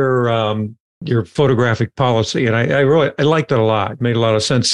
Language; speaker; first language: English; native; English